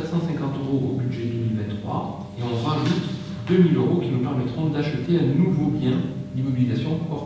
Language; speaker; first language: French; native; French